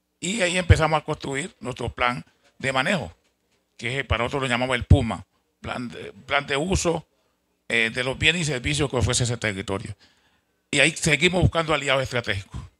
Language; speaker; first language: Spanish; native; Spanish